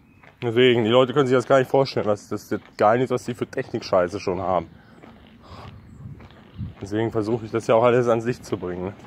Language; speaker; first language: German; native; German